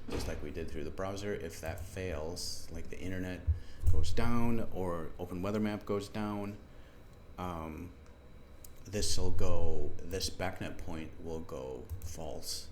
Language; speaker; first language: English; native; English